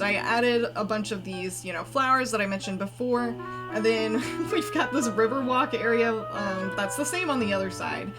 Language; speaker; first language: English; native; English